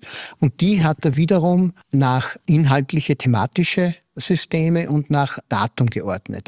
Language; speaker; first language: German; native; German